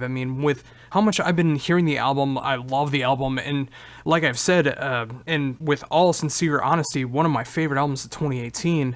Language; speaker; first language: English; native; English